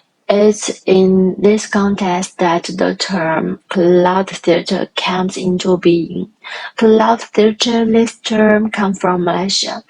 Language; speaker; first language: English; non-native, learner; Chinese